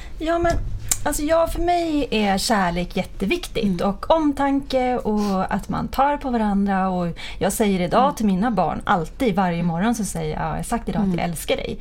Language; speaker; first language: Swedish; native; Swedish